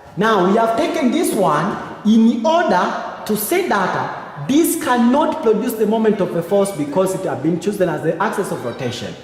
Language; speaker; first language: English; non-native, local second language; Swahili